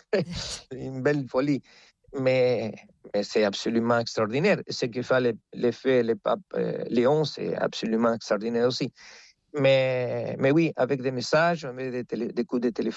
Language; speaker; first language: French; non-native, fluent; Spanish